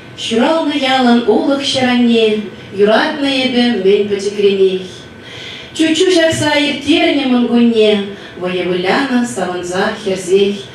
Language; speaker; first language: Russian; non-native, local second language; Chuvash